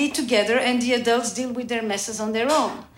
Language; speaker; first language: English; non-native, fluent; French